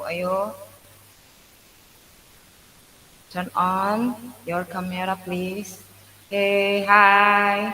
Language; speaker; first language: English; non-native, learner; Indonesian